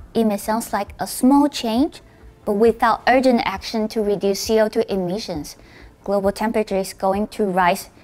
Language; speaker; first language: English; non-native, fluent; Chinese